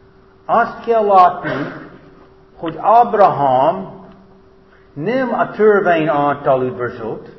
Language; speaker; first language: Hungarian; non-native, fluent; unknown